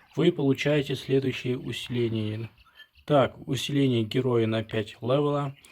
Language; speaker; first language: Russian; non-native, local second language; Kazakh